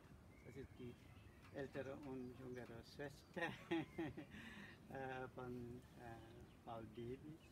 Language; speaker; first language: German; non-native, learner; Sinhala